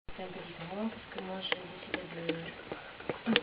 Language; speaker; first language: French; non-native, fluent; Polish